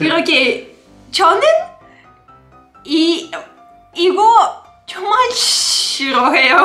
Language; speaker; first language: Korean; non-native, learner; Russian